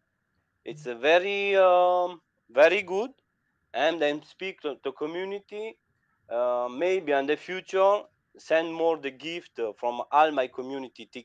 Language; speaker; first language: English; non-native, learner; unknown